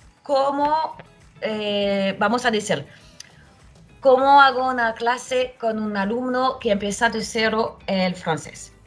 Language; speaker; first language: Spanish; non-native, fluent; French